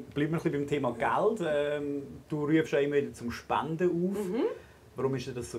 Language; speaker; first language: German; native; German